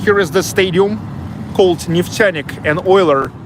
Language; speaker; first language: English; non-native, fluent; Russian